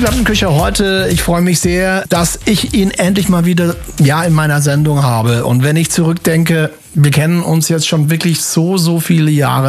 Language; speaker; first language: German; native; German